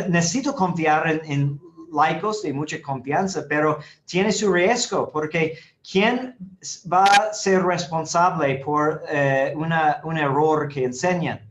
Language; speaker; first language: Spanish; non-native, fluent; English